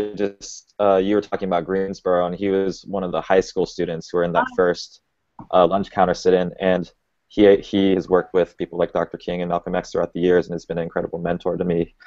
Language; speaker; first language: English; native; English